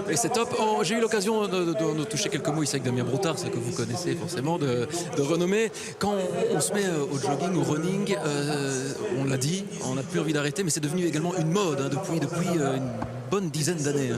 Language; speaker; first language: French; native; French